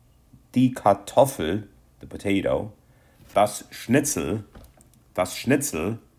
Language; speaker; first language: German; non-native, fluent; English